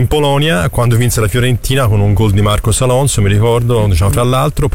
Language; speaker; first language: Italian; native; Italian